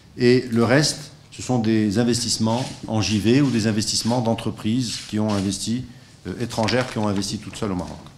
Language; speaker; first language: French; non-native, local second language; Arabic